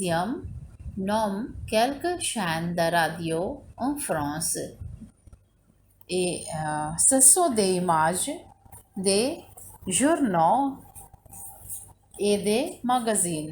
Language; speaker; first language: French; non-native, learner; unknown